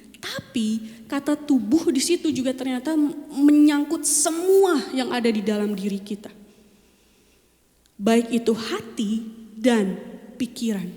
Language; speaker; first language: Indonesian; native; Indonesian